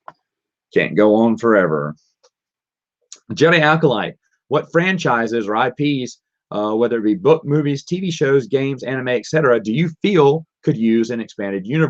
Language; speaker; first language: English; native; English